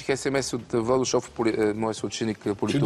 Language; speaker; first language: Bulgarian; native; Bulgarian